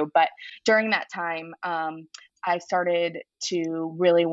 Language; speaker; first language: English; native; English